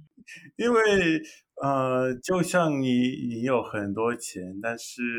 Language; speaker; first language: Chinese; non-native, learner; English